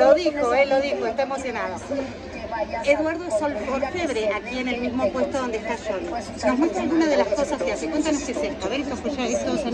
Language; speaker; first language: Spanish; native; Spanish